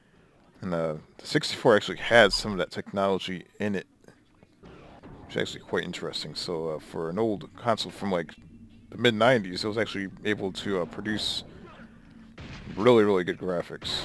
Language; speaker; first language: English; native; English